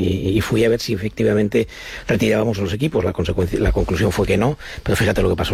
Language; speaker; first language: Spanish; native; Spanish